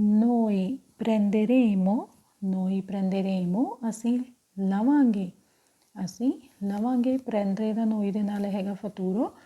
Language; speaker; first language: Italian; non-native, fluent; Punjabi